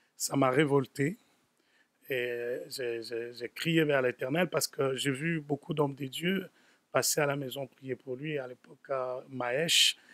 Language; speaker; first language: French; non-native, local second language; Lingala